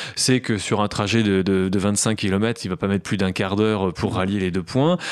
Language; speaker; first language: French; native; French